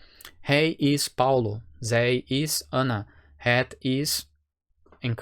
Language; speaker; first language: Dutch; non-native, fluent; Portuguese